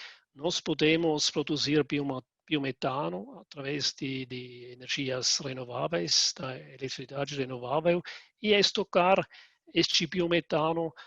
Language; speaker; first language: Portuguese; non-native, fluent; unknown